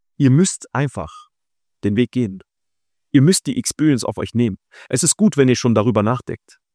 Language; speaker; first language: German; early bilingual, other home language; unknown